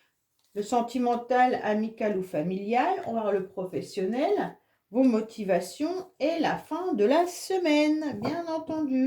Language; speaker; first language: French; native; French